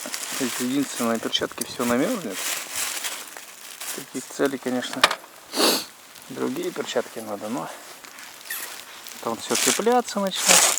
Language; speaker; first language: Russian; native; Russian